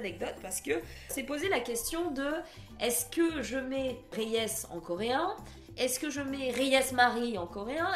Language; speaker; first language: French; native; French